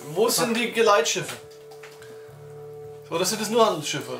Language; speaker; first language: German; native; German